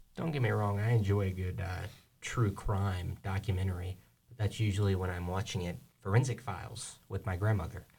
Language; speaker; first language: English; native; English